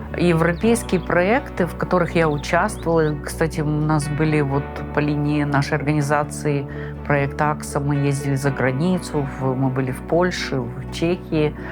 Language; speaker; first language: Russian; non-native, local second language; Gagauz